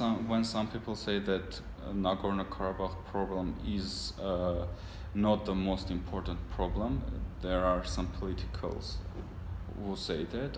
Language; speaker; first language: English; non-native, learner; Armenian